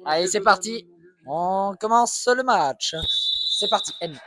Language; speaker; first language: French; native; French